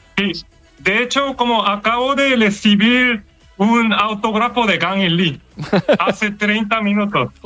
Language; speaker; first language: Spanish; non-native, learner; Korean